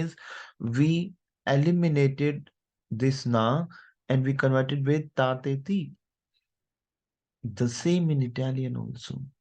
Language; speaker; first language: English; non-native, local second language; Hindi